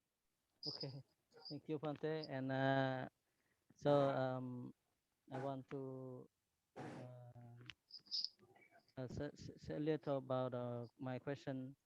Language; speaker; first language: English; non-native, learner; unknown